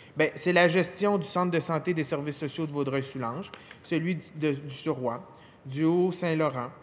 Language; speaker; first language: French; native; French